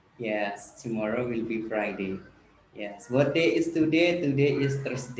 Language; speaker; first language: English; non-native, learner; Indonesian